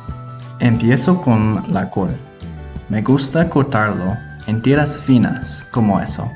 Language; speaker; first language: Spanish; non-native, learner; English